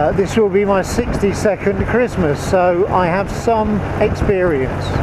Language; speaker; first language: English; native; English